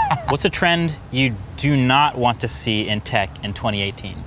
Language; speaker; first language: English; native; English